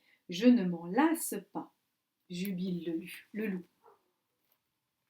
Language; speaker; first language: French; native; French